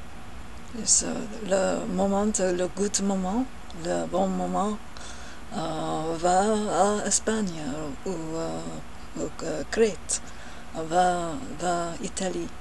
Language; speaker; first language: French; non-native, learner; English